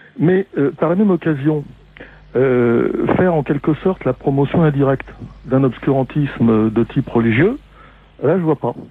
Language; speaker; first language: French; native; French